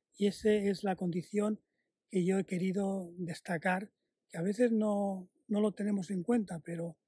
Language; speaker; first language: Spanish; native; Spanish